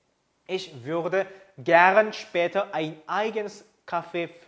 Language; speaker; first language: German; non-native, fluent; Korean